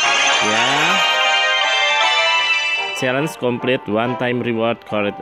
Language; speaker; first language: English; non-native, learner; Indonesian